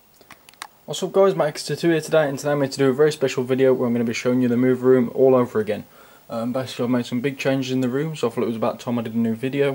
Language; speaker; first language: English; native; English